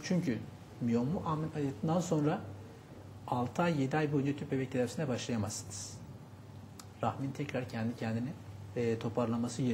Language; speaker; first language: Turkish; native; Turkish